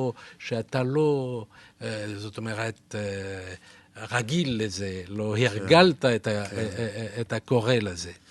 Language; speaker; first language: Hebrew; non-native, fluent; French